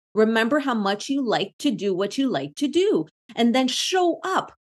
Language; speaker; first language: English; non-native, local second language; French